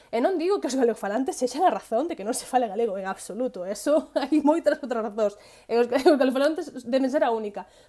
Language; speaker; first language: Galician; native; Galician